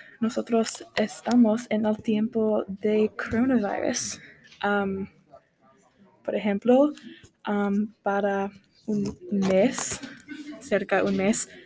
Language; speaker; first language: Spanish; non-native, learner; English